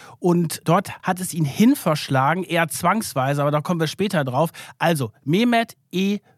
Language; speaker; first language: German; early bilingual, other home language; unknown